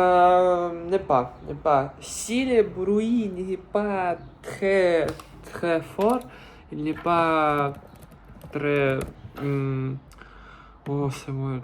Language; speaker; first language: French; non-native, learner; Russian